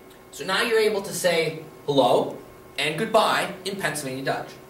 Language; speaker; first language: English; native; English